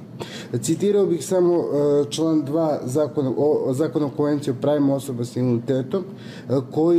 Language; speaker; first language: Serbian; native; Serbian